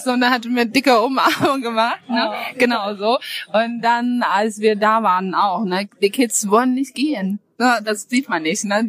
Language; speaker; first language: German; non-native, fluent; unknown